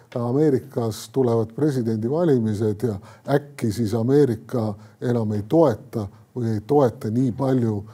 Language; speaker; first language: Estonian; native; Estonian